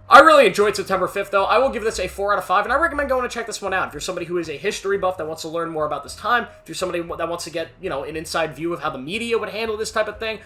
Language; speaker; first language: English; native; English